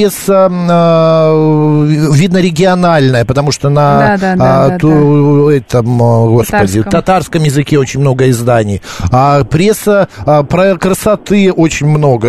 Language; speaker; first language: Russian; native; Russian